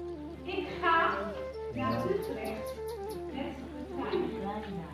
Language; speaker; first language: Dutch; non-native, learner; Nepali